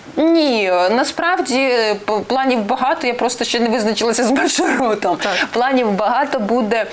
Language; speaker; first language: Ukrainian; non-native, local second language; Russian